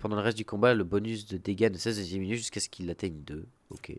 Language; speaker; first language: French; native; French